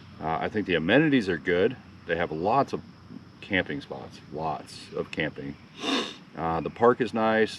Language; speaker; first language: English; native; English